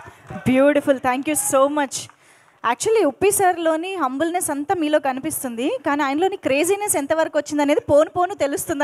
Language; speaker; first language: Telugu; native; Telugu